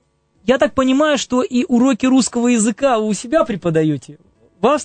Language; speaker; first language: Russian; native; Russian